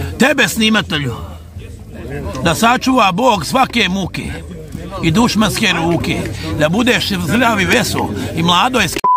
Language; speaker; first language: Serbian; native; Serbian